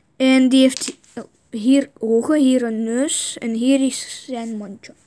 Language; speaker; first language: Dutch; non-native, fluent; Russian